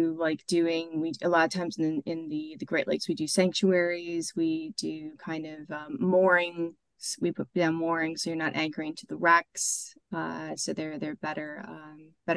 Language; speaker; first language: English; native; English